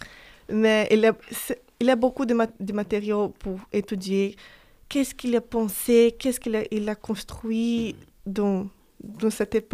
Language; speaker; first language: French; non-native, fluent; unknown